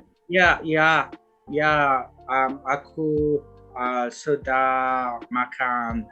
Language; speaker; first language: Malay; non-native, learner; English